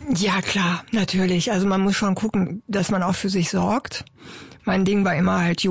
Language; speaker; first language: German; native; German